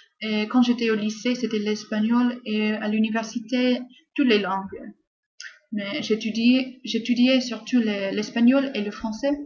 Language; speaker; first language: French; non-native, fluent; English